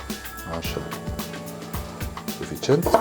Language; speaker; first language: Romanian; non-native, learner; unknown